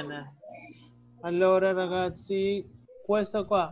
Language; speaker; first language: Italian; non-native, fluent; Spanish